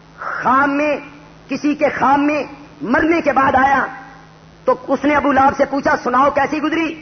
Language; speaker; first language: Urdu; non-native, local second language; Punjabi